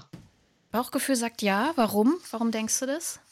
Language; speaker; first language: German; native; German